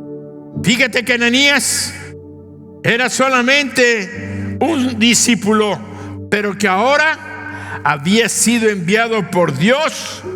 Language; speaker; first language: Spanish; native; Spanish